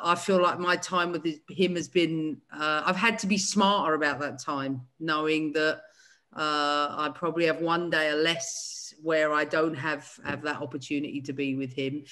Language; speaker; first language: English; native; English